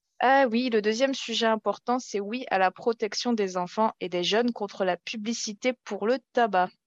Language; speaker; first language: French; native; French